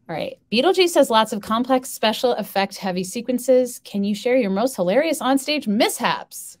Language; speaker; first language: English; native; English